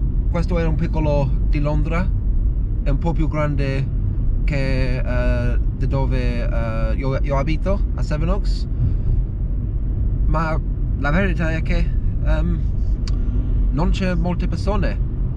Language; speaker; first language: Italian; non-native, learner; English